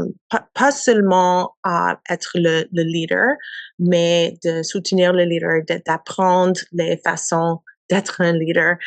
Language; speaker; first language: French; non-native, learner; English